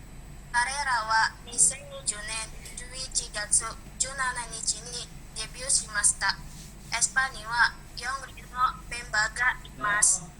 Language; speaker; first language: Japanese; non-native, learner; Indonesian